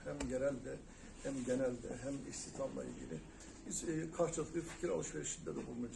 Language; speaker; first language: Turkish; native; Turkish